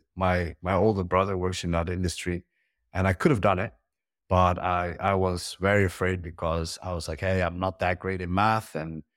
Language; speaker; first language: English; early bilingual, heritage; Dutch